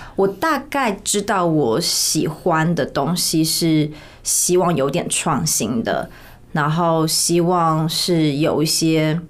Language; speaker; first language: Chinese; native; Chinese